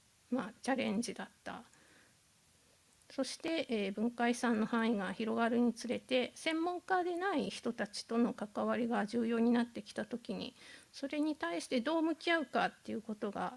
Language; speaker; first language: Japanese; native; Japanese